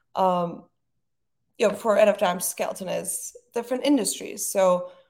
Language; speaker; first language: English; non-native, fluent; Turkish